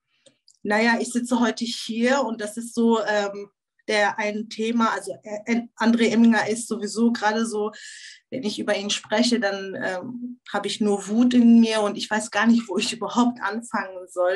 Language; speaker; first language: German; early bilingual, other home language; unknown